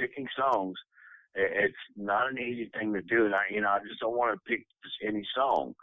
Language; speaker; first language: English; native; English